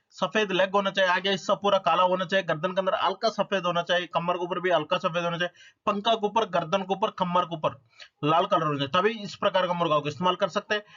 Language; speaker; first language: Hindi; non-native, local second language; Telugu